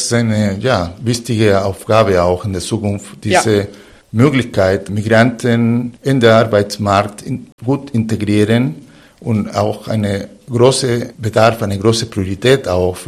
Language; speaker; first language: German; non-native, fluent; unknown